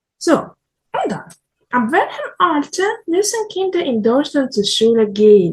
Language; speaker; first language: German; non-native, learner; Ukrainian